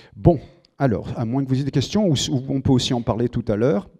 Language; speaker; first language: French; native; French